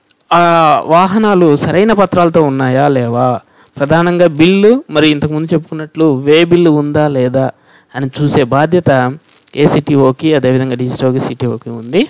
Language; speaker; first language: Telugu; native; Telugu